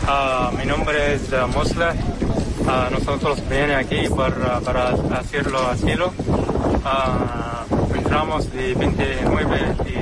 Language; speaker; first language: Spanish; non-native, learner; Arabic